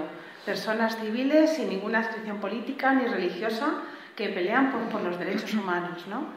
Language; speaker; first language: Spanish; native; Spanish